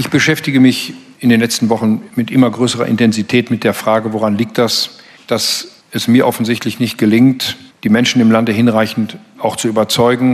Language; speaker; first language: German; native; German